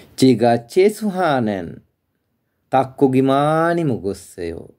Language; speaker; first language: Korean; non-native, learner; Sinhala